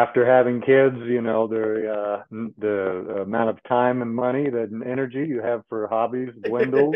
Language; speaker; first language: English; native; English